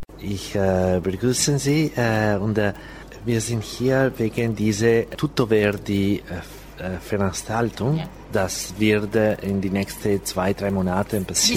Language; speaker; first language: German; non-native, learner; Italian